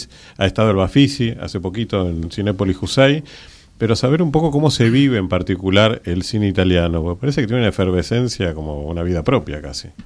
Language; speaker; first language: Spanish; native; Spanish